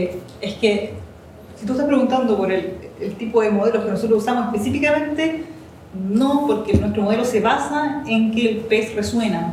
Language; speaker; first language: Spanish; native; Spanish